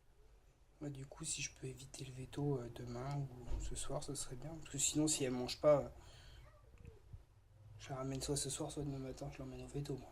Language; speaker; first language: French; native; French